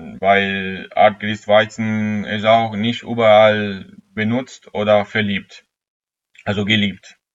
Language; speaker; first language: German; non-native, fluent; Italian